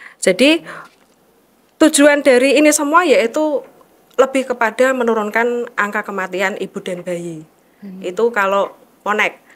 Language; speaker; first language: Indonesian; native; Indonesian